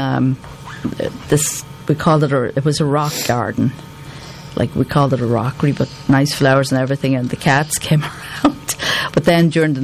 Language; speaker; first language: English; native; English